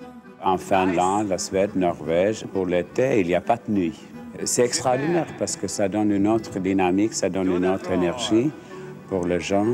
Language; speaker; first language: French; non-native, fluent; Finnish